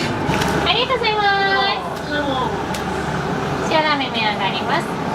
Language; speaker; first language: Japanese; native; Japanese